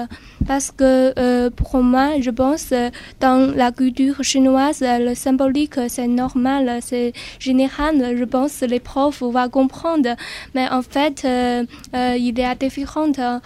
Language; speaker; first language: French; non-native, learner; Chinese